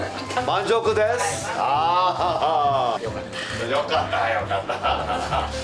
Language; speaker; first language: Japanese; non-native, learner; Korean